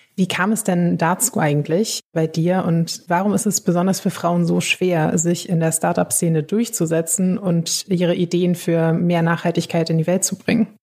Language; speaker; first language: German; native; German